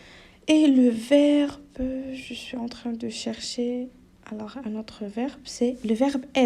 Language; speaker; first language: French; non-native, local second language; Arabic